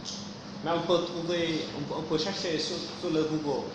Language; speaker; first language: French; non-native, fluent; Vietnamese